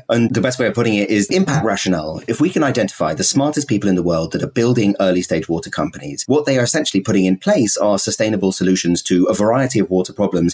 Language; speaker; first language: English; native; English